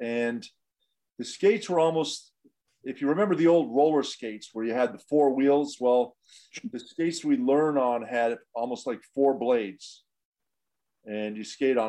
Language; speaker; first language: English; native; English